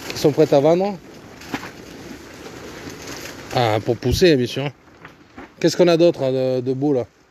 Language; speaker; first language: French; native; French